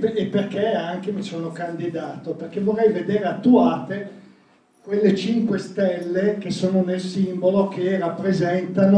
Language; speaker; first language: Italian; native; Italian